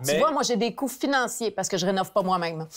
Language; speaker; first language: French; native; French